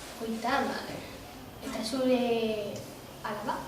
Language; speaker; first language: Basque; non-native, local second language; Spanish